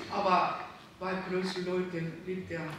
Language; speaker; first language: German; non-native, learner; Korean